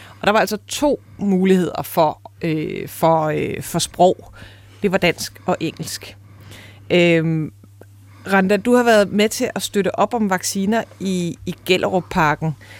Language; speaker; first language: Danish; native; Danish